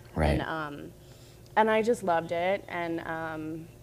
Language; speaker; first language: English; native; English